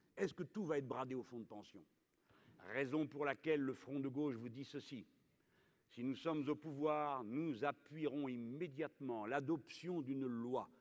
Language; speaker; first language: French; native; French